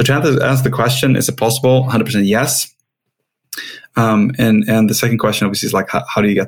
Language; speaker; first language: English; non-native, fluent; Swedish